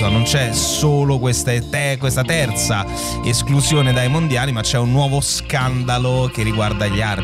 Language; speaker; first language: Italian; native; Italian